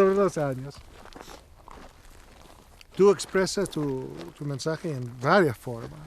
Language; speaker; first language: Spanish; non-native, learner; English